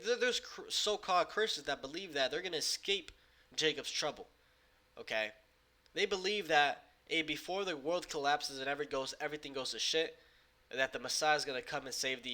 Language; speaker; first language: English; native; English